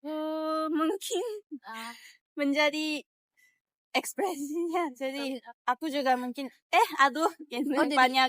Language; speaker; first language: Indonesian; non-native, learner; Japanese